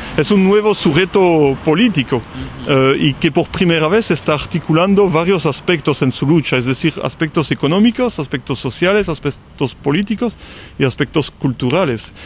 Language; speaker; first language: Spanish; non-native, fluent; French